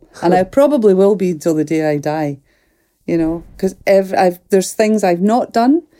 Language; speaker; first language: English; native; English